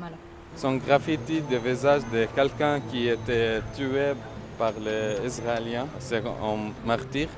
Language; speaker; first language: French; non-native, fluent; Arabic